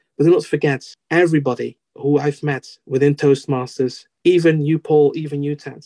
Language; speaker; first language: English; non-native, fluent; Dutch